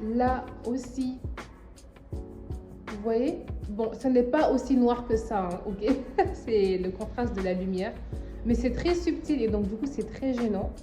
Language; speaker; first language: French; non-native, local second language; Wolof